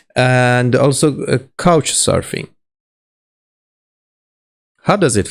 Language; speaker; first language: English; non-native, learner; Persian